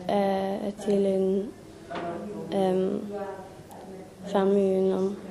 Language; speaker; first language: French; non-native, learner; English